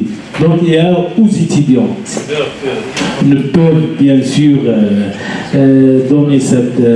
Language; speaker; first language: French; non-native, local second language; Arabic